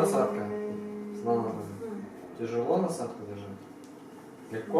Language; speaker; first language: Russian; native; Russian